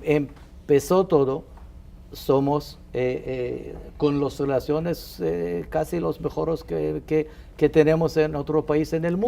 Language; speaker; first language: Spanish; non-native, fluent; Hebrew